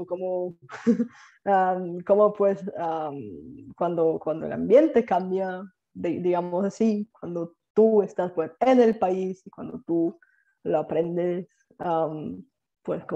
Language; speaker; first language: Spanish; non-native, fluent; Bulgarian